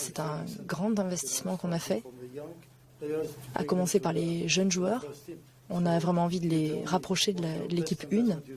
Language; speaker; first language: French; native; French